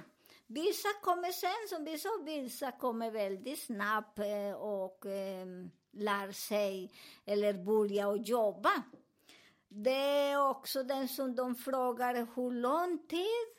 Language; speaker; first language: Swedish; non-native, learner; Spanish